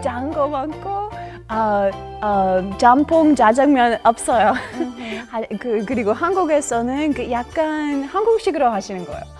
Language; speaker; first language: Korean; non-native, learner; English